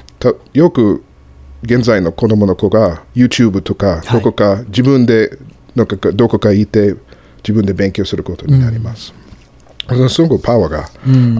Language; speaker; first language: Japanese; non-native, fluent; English